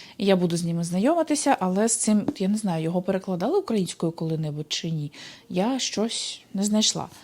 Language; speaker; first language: Ukrainian; native; Ukrainian